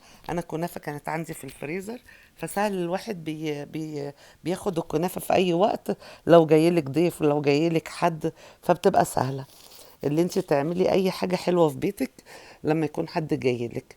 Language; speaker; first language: Arabic; native; Arabic